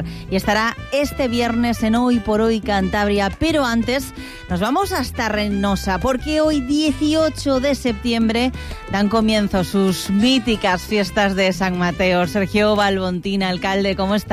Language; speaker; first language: Spanish; native; Spanish